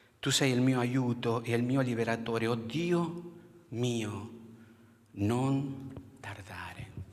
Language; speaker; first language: Italian; non-native, fluent; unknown